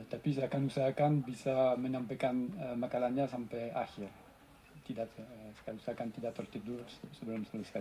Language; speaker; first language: Indonesian; non-native, fluent; French